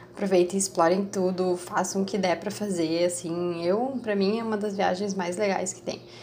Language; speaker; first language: Portuguese; native; Portuguese